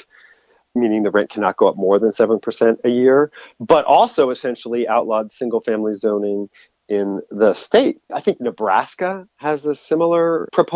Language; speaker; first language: English; native; English